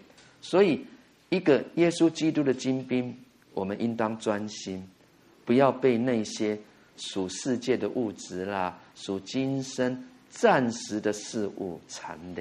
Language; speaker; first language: Chinese; native; Chinese